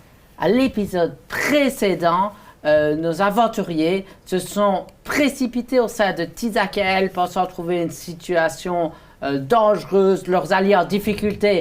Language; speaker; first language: French; native; French